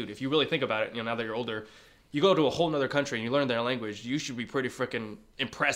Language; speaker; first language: English; early bilingual, other home language; Chinese